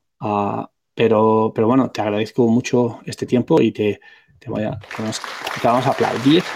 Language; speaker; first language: Spanish; non-native, local second language; Catalan